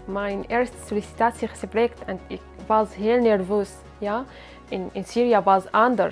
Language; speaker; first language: Dutch; non-native, learner; Arabic